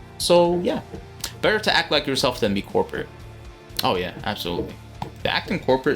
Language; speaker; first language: English; native; English